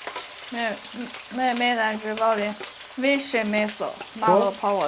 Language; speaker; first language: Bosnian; non-native, learner; Chinese